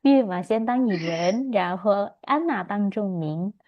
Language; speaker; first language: Chinese; non-native, fluent; Indonesian